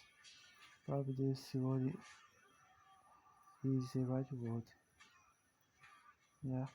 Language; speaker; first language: English; non-native, learner; Portuguese